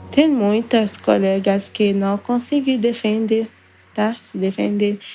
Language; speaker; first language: Portuguese; non-native, learner; Haitian Creole